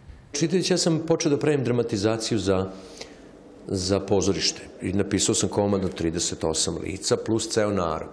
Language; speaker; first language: Serbian; native; Serbian